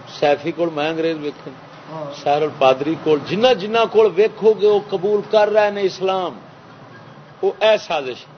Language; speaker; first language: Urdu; non-native, local second language; Saraiki